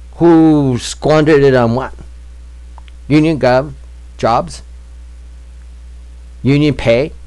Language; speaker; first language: English; native; English